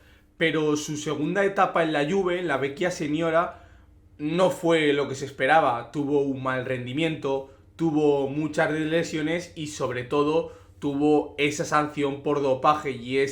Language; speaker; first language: Spanish; native; Spanish